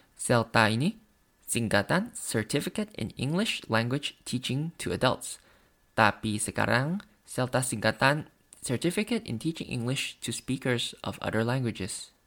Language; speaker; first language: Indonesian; non-native, learner; Thai